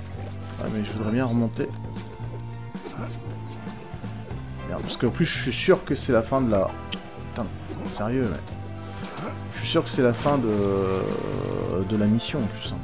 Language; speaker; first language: French; native; French